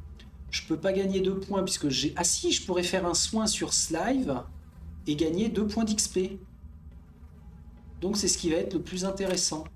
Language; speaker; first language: French; native; French